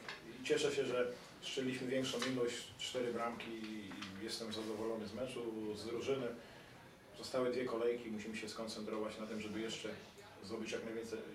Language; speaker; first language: Polish; native; Polish